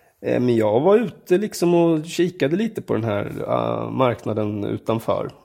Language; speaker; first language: Swedish; native; Swedish